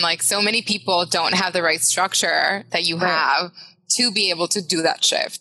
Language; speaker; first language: English; non-native, fluent; Spanish